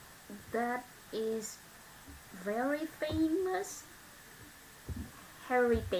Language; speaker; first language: English; non-native, learner; Vietnamese